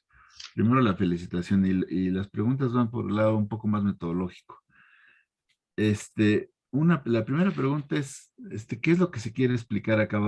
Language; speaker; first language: Spanish; native; Spanish